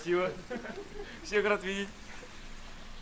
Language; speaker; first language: Russian; native; Russian